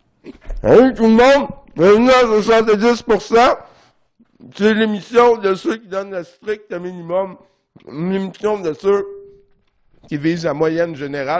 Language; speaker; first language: French; native; French